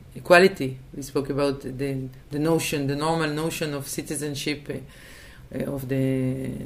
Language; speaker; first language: English; non-native, fluent; Hebrew